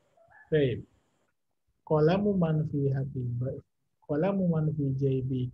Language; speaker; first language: Arabic; non-native, fluent; Indonesian